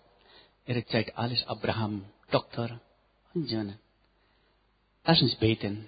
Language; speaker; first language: German; non-native, learner; Nepali